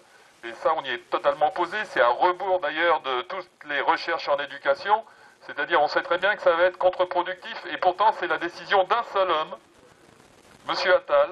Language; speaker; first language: French; native; French